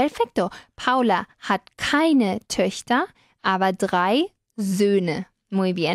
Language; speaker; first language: German; non-native, fluent; Spanish